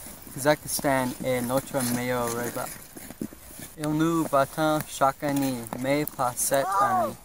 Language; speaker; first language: French; non-native, learner; English